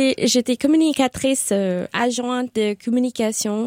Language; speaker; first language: French; non-native, local second language; Spanish